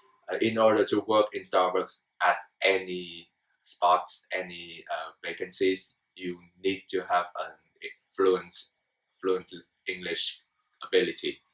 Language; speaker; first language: English; non-native, fluent; Vietnamese